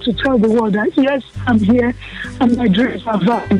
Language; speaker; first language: English; non-native, local second language; Yoruba